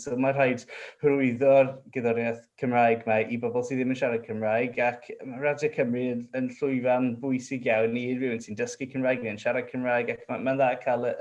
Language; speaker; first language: Welsh; non-native, local second language; English